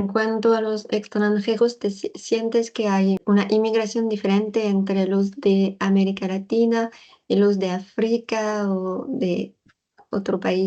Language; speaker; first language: Spanish; non-native, fluent; French